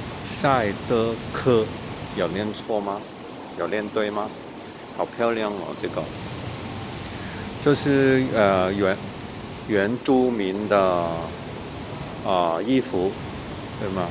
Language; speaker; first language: Chinese; non-native, local second language; Cantonese